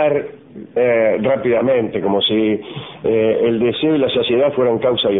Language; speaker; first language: Spanish; native; Spanish